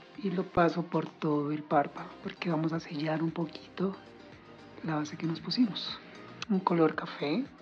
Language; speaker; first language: Spanish; native; Spanish